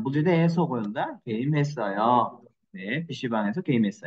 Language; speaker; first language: Korean; non-native, fluent; Kyrgyz